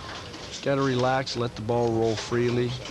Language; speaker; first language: English; native; English